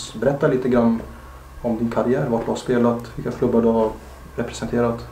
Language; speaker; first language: Swedish; native; Swedish